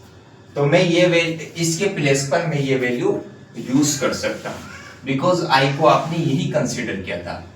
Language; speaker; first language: Hindi; native; Hindi